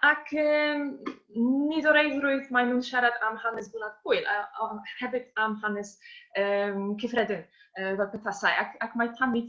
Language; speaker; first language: Welsh; non-native, fluent; Polish